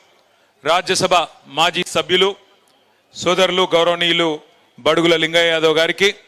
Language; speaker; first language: Telugu; native; Telugu